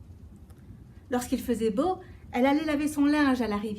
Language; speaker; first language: French; native; French